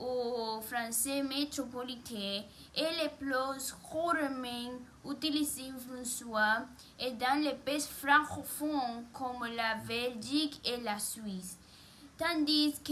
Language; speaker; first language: French; non-native, learner; Spanish